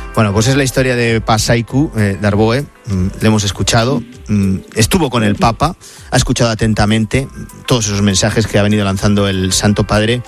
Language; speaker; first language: Spanish; native; Spanish